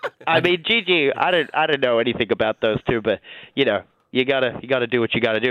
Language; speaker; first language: English; native; English